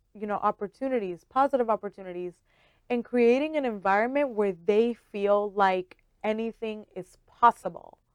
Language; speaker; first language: English; early bilingual, other home language; Spanish